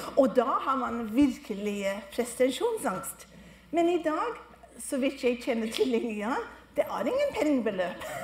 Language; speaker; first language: Norwegian; non-native, fluent; English